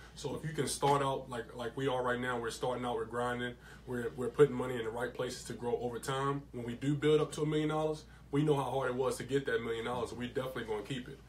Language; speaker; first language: English; native; English